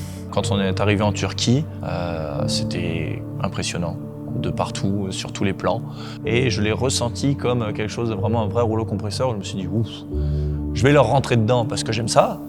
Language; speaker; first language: French; native; French